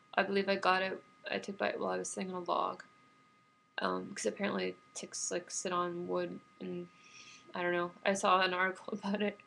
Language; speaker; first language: English; native; English